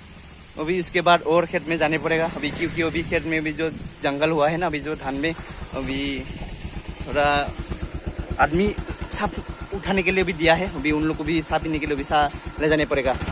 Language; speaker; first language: Hindi; non-native, local second language; Assamese